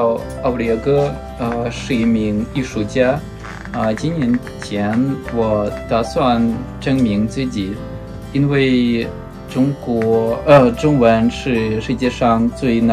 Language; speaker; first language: Chinese; non-native, learner; Russian